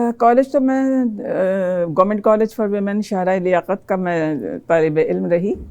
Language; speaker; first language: Urdu; native; Urdu